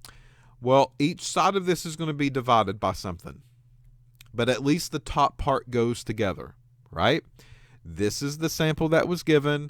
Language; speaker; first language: English; native; English